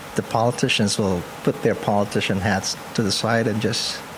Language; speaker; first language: English; non-native, local second language; Pampanga